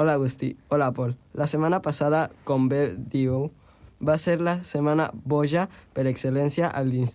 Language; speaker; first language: Catalan; non-native, local second language; Spanish